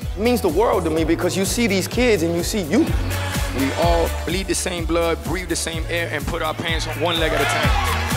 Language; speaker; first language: English; native; English